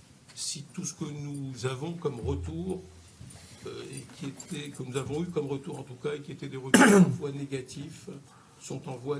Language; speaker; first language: French; native; French